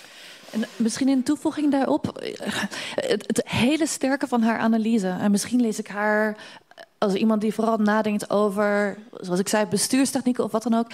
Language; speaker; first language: Dutch; native; Dutch